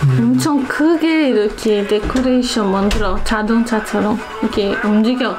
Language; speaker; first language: Korean; non-native, learner; Portuguese